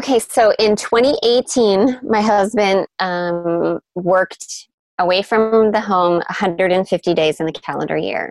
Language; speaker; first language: English; native; English